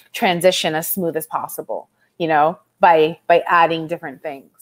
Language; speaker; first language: English; native; English